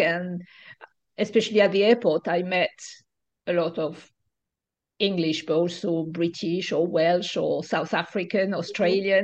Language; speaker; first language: English; non-native, fluent; French